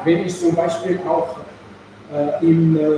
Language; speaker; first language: German; non-native, fluent; Arabic